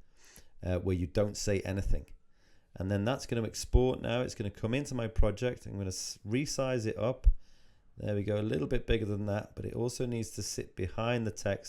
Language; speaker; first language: English; native; English